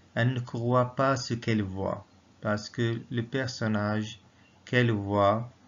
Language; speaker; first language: French; non-native, local second language; Arabic